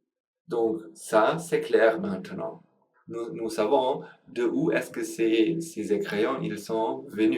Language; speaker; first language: French; non-native, learner; Sinhala